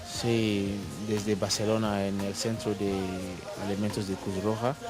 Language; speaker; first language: Spanish; non-native, fluent; Yoruba